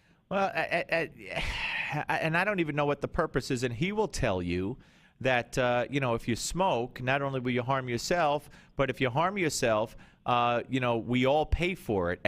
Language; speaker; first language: English; native; English